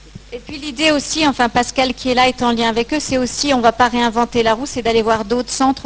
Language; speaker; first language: French; native; French